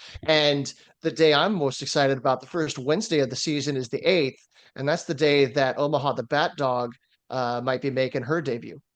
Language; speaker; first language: English; native; English